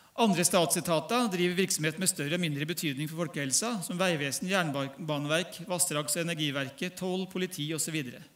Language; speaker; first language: Norwegian; native; Norwegian